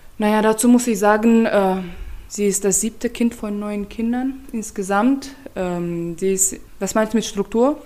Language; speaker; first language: German; non-native, fluent; Turkmen